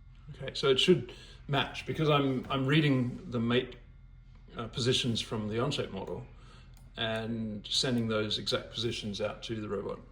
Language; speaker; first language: English; native; English